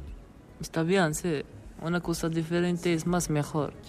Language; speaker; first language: Spanish; non-native, learner; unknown